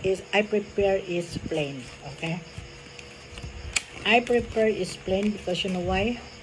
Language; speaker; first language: English; non-native, local second language; Cebuano